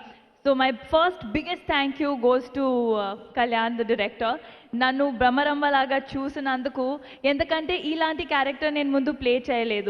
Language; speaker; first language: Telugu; non-native, learner; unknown